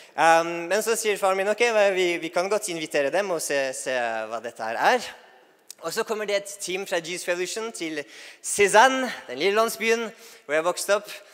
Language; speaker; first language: Norwegian; non-native, fluent; English